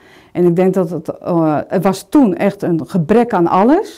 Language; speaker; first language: Dutch; native; Dutch